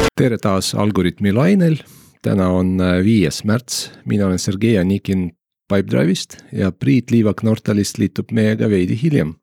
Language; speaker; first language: Estonian; non-native, local second language; Russian